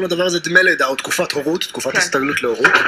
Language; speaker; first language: Hebrew; native; Hebrew